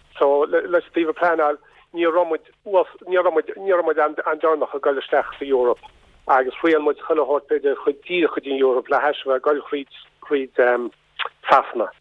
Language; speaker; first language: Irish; native; Irish